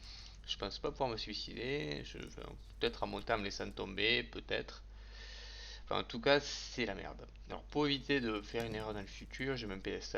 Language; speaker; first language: French; native; French